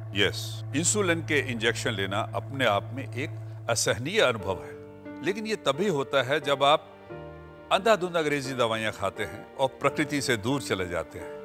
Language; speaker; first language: Hindi; native; Hindi